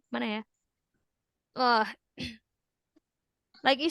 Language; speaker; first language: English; non-native, fluent; Indonesian